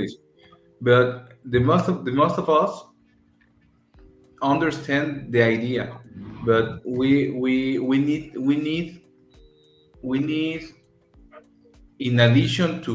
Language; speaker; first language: English; non-native, learner; Spanish